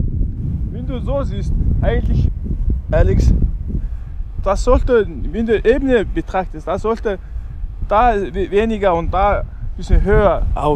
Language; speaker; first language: German; non-native, fluent; Mongolian